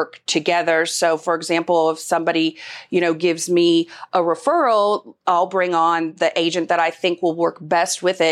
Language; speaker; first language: English; native; English